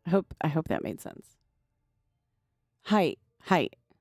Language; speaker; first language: Japanese; non-native, learner; English